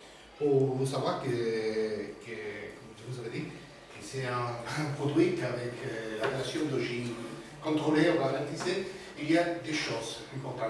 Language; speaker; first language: French; non-native, learner; Spanish